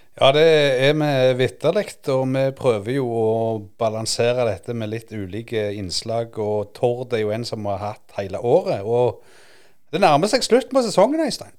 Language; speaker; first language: Norwegian; native; Norwegian